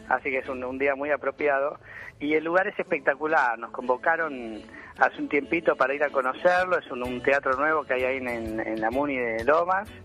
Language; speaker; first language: Spanish; native; Spanish